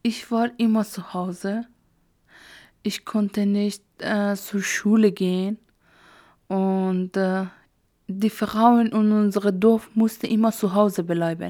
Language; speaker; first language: German; non-native, learner; Persian